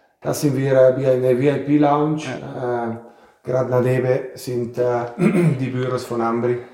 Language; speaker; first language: German; non-native, fluent; Italian